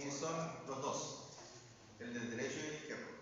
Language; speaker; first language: Spanish; native; Spanish